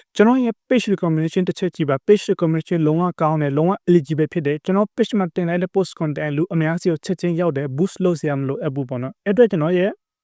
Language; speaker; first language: Burmese; native; Burmese